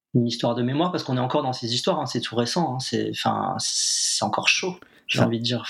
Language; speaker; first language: French; native; French